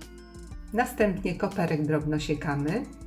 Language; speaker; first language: Polish; native; Polish